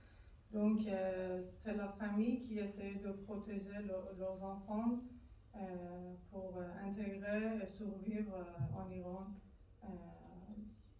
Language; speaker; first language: French; non-native, learner; Persian